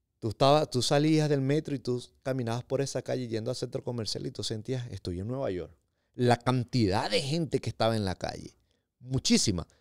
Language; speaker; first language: Spanish; native; Spanish